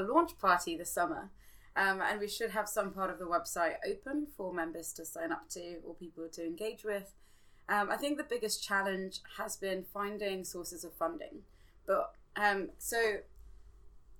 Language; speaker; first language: English; native; English